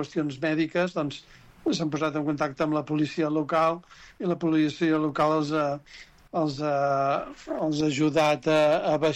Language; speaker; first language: Catalan; native; Catalan